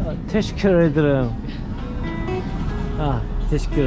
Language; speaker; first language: Turkish; non-native, learner; Korean